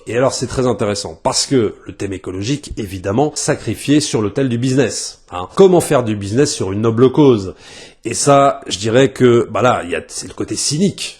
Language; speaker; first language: French; native; French